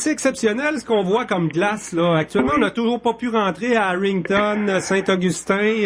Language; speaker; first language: French; native; French